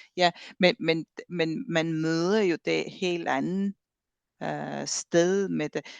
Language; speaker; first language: Danish; non-native, fluent; Estonian